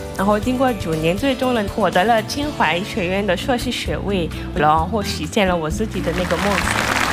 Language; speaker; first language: Chinese; non-native, fluent; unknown